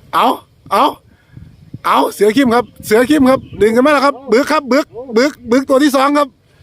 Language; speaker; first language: Thai; native; Thai